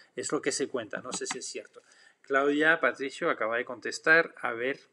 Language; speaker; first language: Spanish; non-native, fluent; French